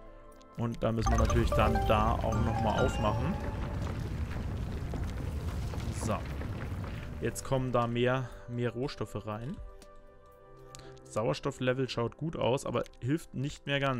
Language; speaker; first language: German; native; German